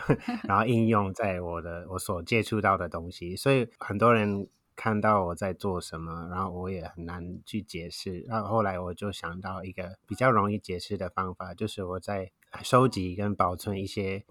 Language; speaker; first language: Chinese; non-native, fluent; English